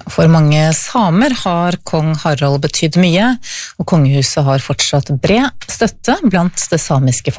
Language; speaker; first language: Norwegian; native; Norwegian